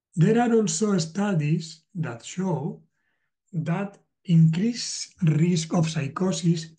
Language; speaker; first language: English; non-native, learner; Spanish